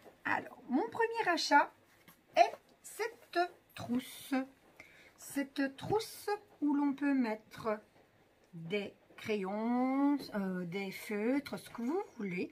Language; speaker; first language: French; native; French